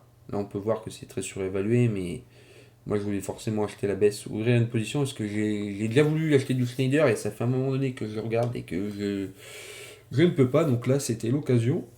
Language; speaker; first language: French; native; French